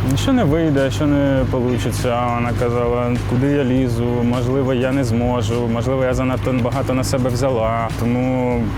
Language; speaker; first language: Ukrainian; native; Ukrainian